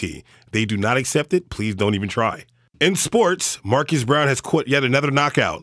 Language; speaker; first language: English; native; English